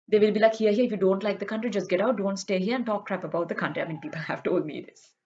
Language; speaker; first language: English; non-native, local second language; Sinhala